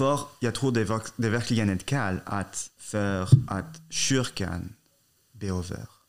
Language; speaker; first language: Swedish; non-native, fluent; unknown